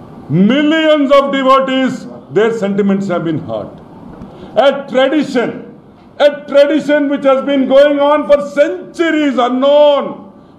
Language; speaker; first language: English; non-native, local second language; Telugu